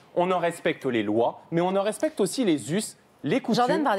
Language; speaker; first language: French; native; French